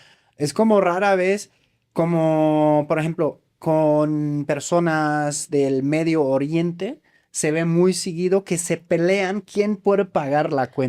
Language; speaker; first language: Spanish; non-native, fluent; German